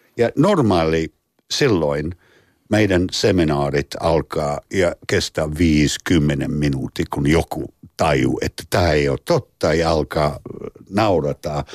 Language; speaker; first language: Finnish; non-native, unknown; English